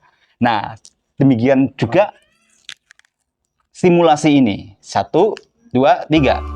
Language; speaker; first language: Indonesian; native; Indonesian